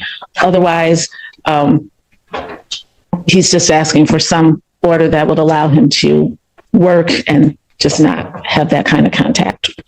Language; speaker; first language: English; native; English